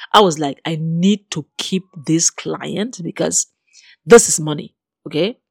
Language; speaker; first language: English; non-native, fluent; French